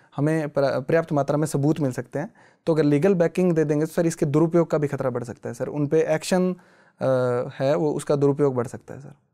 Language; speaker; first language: Hindi; native; Hindi